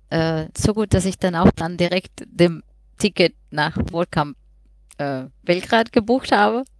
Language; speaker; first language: German; non-native, fluent; Spanish